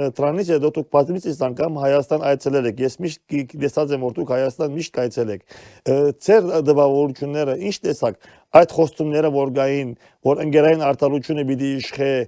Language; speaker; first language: Armenian; early bilingual, heritage; Armenian